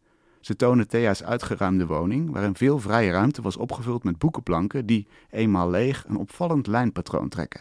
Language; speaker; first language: Dutch; native; Dutch